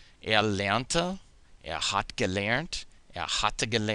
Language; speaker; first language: German; non-native, fluent; English